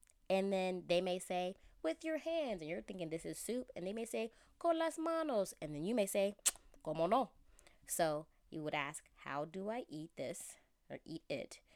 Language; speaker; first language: English; native; English